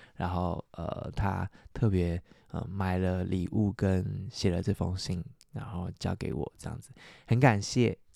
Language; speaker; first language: Chinese; native; Chinese